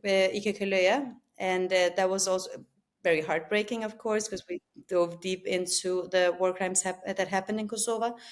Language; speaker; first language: English; non-native, fluent; Albanian